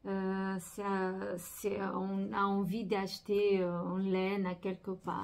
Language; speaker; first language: French; non-native, fluent; Portuguese